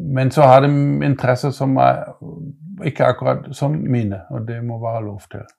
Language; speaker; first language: Norwegian; non-native, fluent; German